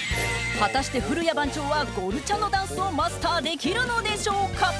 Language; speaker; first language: Japanese; native; Japanese